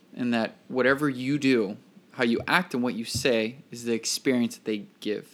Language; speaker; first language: English; native; English